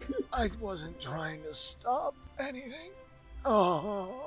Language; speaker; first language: English; native; English